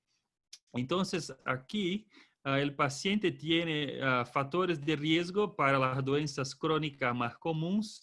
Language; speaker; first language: Spanish; non-native, fluent; Portuguese